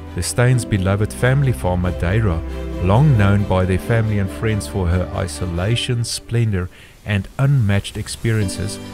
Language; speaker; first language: English; non-native, local second language; Afrikaans